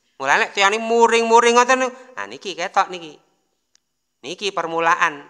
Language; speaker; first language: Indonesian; non-native, local second language; Javanese